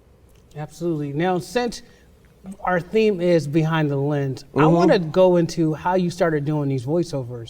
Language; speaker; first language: English; native; English